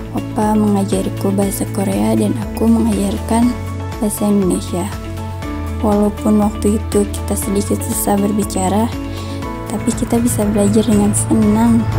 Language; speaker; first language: Indonesian; native; Indonesian